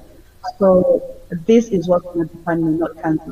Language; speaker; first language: English; non-native, local second language; Shona